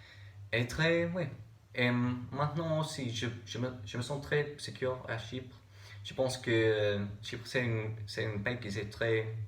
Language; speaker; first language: French; non-native, learner; English